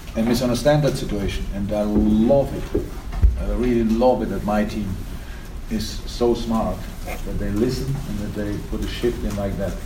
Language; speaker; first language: English; non-native, fluent; German